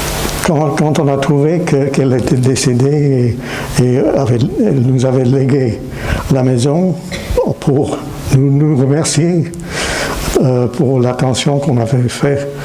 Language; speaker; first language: French; non-native, fluent; English